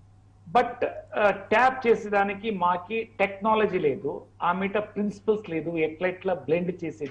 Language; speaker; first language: Telugu; non-native, learner; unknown